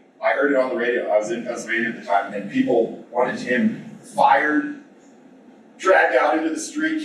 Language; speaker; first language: English; native; English